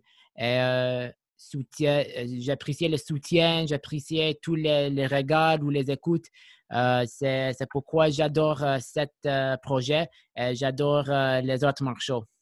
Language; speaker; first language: French; non-native, learner; English